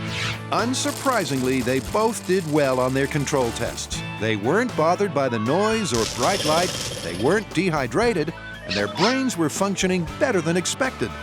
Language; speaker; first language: English; native; English